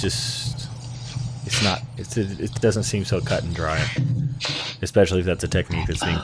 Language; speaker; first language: English; native; English